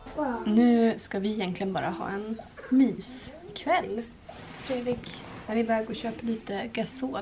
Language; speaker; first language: Swedish; native; Swedish